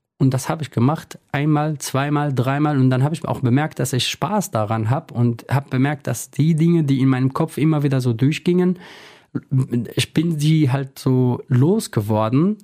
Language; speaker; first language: German; non-native, fluent; Kurdish